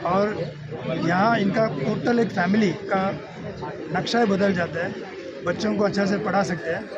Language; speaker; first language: Hindi; non-native, local second language; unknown